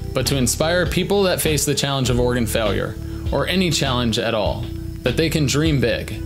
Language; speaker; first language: English; native; English